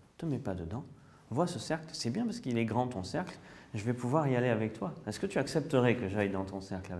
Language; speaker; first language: French; native; French